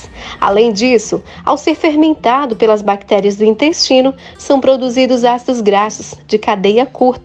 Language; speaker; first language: Portuguese; native; Portuguese